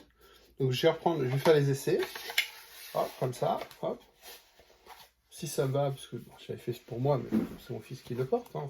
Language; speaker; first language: French; native; French